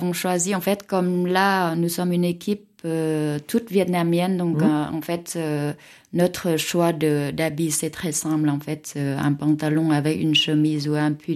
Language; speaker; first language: French; non-native, fluent; Vietnamese